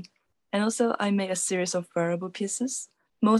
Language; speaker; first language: English; non-native, local second language; Chinese